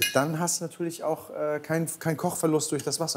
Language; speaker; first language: German; native; German